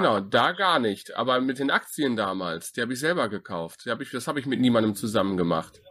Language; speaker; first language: German; native; German